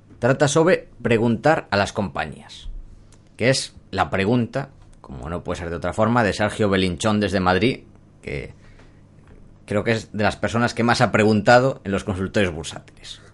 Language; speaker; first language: Spanish; native; Spanish